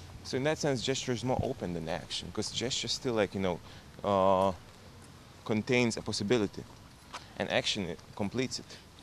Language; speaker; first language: English; non-native, fluent; Lithuanian